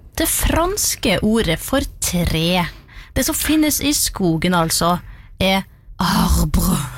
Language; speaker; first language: Norwegian; native; Norwegian